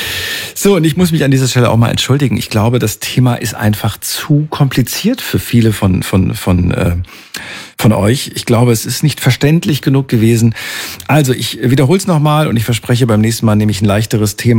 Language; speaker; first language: German; native; German